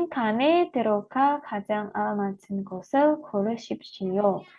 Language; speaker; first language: Korean; non-native, fluent; Indonesian